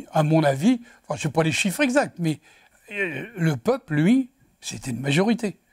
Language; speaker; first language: French; native; French